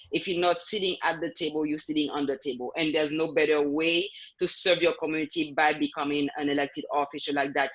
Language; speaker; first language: English; non-native, fluent; Haitian Creole